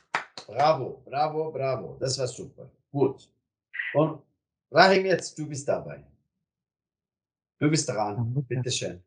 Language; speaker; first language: German; non-native, fluent; Kurdish